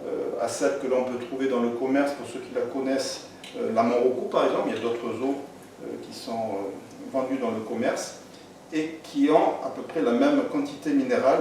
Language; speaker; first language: French; native; French